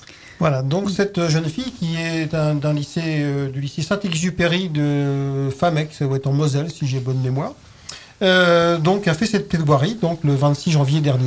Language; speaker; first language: French; native; French